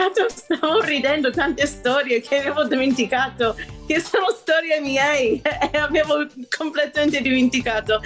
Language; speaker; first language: Italian; non-native, fluent; English